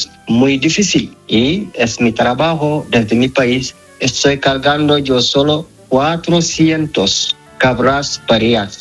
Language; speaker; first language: Spanish; non-native, learner; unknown